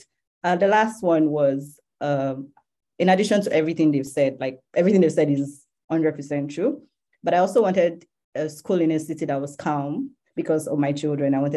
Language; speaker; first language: English; non-native, local second language; Yoruba